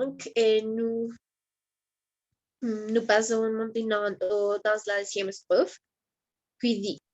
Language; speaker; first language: French; non-native, learner; Spanish